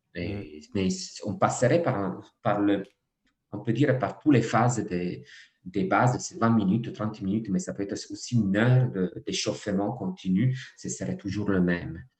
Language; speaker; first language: French; non-native, fluent; Italian